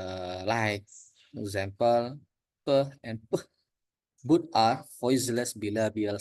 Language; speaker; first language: English; non-native, learner; Indonesian